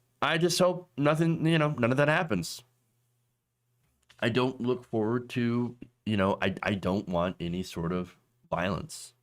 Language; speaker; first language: English; native; English